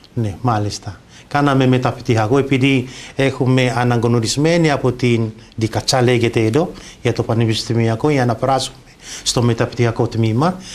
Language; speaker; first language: Greek; non-native, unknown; Indonesian